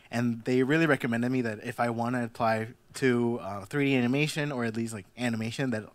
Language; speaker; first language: English; early bilingual, other home language; Spanish